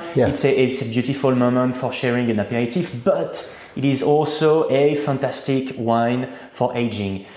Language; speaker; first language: English; non-native, fluent; French